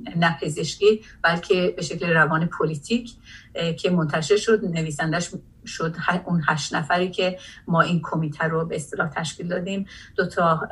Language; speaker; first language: Persian; non-native, local second language; Azerbaijani